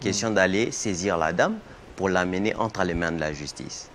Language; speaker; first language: French; non-native, local second language; Lingala